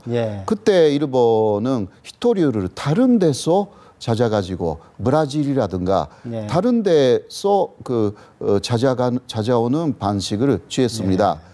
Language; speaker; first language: Korean; non-native, fluent; Japanese